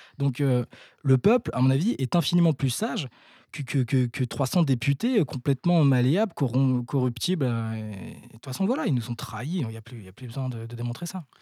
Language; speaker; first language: French; native; French